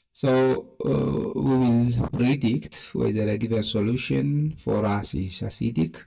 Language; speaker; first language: English; non-native, local second language; Amharic